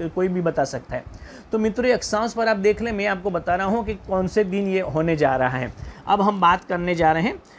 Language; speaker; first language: Hindi; non-native, local second language; Gujarati